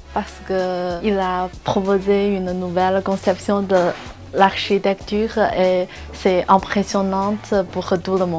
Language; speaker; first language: French; non-native, learner; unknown